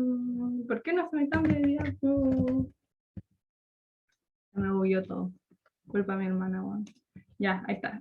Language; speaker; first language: Spanish; native; Spanish